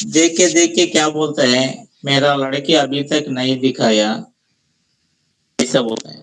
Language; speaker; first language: Hindi; non-native, local second language; Telugu